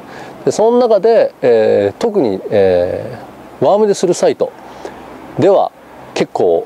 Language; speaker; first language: Japanese; native; Japanese